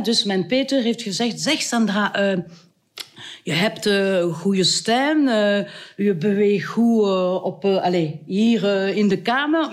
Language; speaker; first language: Dutch; non-native, local second language; French